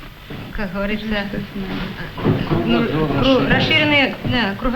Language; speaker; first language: Russian; native; Russian